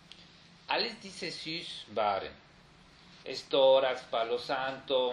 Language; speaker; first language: German; non-native, fluent; Spanish